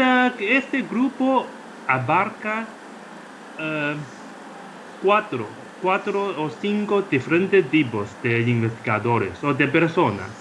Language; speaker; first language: Spanish; non-native, fluent; Chinese